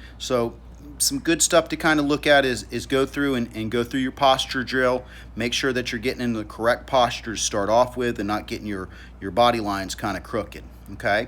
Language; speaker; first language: English; native; English